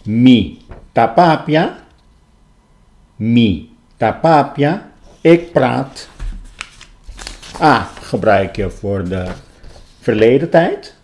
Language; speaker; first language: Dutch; non-native, local second language; Papiamento